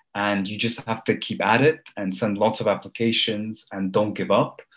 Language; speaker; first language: English; early bilingual, other home language; Armenian